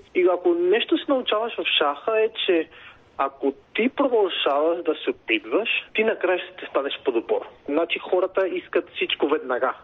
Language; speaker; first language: Bulgarian; non-native, fluent; Spanish